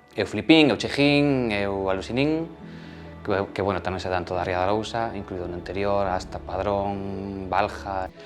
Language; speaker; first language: Galician; native; Galician